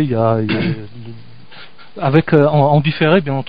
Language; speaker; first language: French; native; French